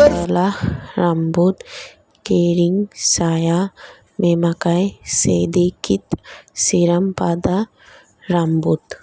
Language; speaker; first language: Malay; non-native, learner; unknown